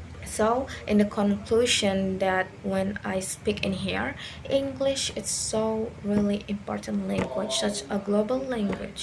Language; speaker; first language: English; non-native, learner; Indonesian